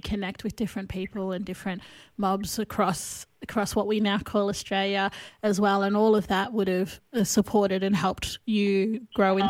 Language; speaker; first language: English; native; English